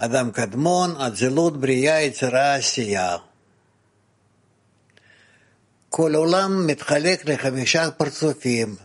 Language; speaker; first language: Hebrew; non-native, fluent; Russian